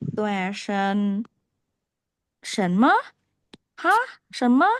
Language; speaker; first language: Chinese; non-native, fluent; Indonesian